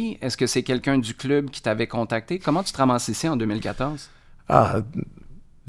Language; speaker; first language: French; native; French